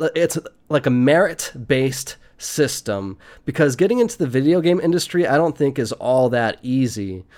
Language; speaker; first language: English; native; English